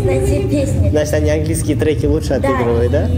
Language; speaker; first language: Russian; native; Russian